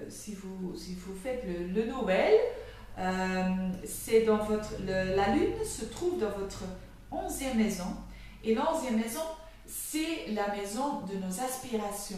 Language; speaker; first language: French; non-native, fluent; Dutch